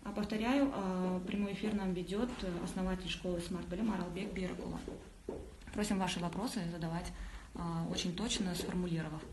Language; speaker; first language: Russian; non-native, local second language; Kazakh